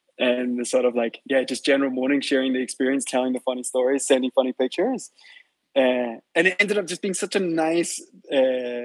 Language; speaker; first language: English; native; English